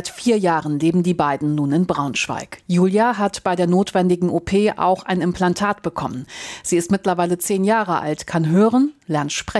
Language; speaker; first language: German; native; German